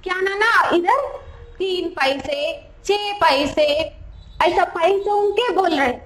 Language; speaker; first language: Hindi; non-native, local second language; Telugu